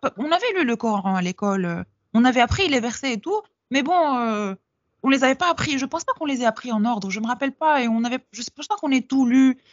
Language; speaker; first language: French; non-native, local second language; Arabic